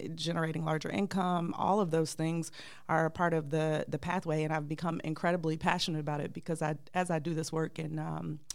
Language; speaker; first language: English; native; English